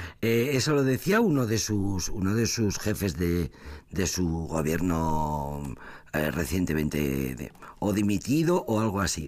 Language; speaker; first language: Spanish; native; Spanish